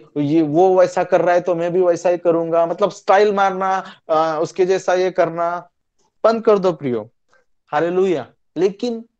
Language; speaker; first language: Hindi; non-native, local second language; Marathi